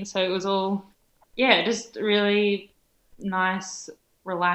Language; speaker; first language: English; native; English